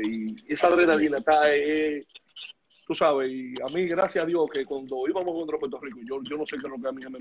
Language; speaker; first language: Spanish; native; Spanish